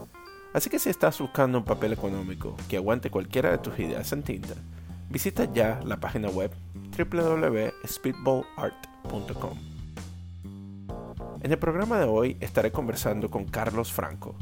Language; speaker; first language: Spanish; native; Spanish